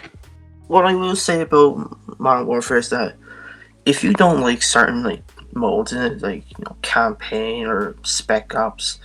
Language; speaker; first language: English; native; English